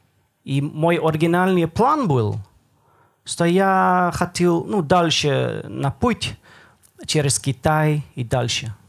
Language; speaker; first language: Russian; non-native, learner; Dutch